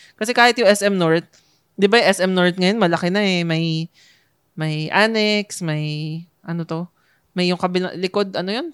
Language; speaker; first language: Filipino; native; Filipino